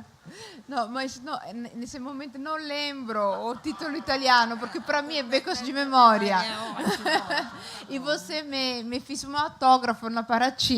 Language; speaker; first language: Portuguese; non-native, fluent; Italian